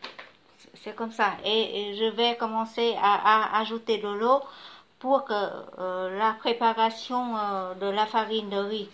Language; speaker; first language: French; non-native, learner; Vietnamese